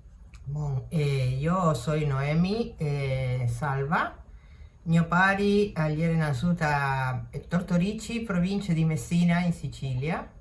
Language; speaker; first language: Italian; early bilingual, heritage; Spanish